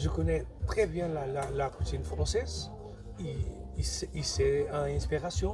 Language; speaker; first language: French; non-native, learner; Portuguese